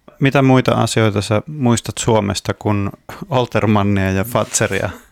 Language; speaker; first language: Finnish; native; Finnish